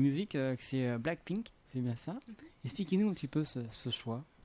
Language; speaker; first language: French; native; French